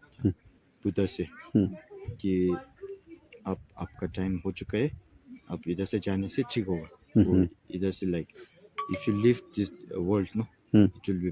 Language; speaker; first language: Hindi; non-native, fluent; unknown